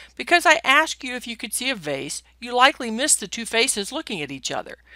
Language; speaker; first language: English; native; English